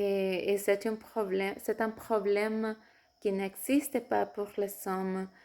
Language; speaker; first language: French; non-native, fluent; Spanish